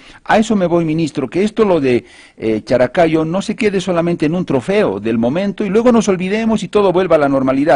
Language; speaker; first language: Spanish; native; Spanish